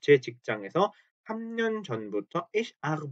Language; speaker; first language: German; non-native, fluent; Korean